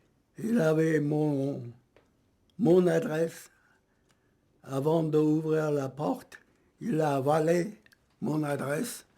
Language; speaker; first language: French; early bilingual, other home language; German